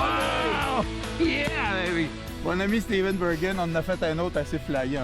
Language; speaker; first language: French; native; French